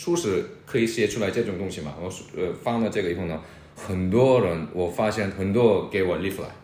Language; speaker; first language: Chinese; non-native, fluent; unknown